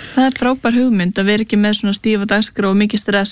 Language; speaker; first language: Icelandic; native; Icelandic